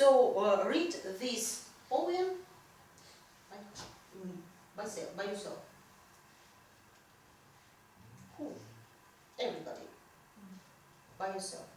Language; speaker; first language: English; non-native, fluent; Russian